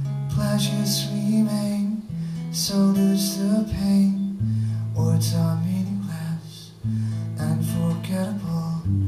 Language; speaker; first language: English; native; English